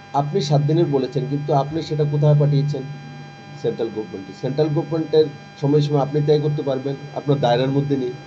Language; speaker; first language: Bangla; native; Bangla